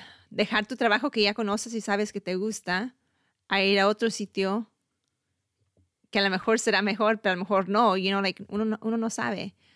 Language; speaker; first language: Spanish; early bilingual, heritage; Spanish